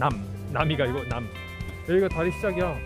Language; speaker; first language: Korean; native; Korean